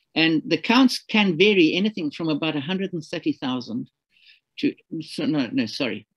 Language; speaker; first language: English; native; English